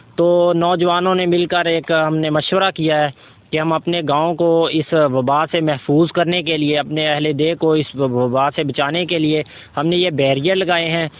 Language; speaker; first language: Urdu; non-native, local second language; Punjabi